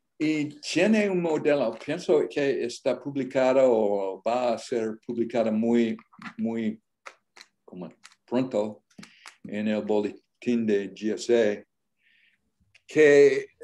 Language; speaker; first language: Spanish; non-native, learner; English